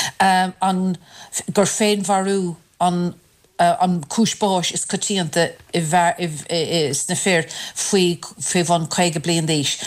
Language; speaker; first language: Irish; non-native, local second language; English